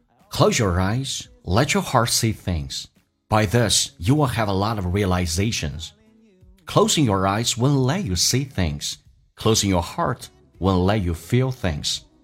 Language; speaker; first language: English; non-native, fluent; Chinese